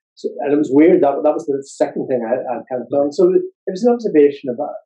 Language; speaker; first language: English; native; English